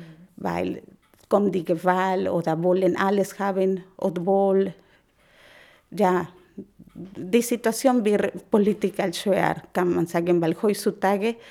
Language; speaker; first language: German; non-native, learner; Spanish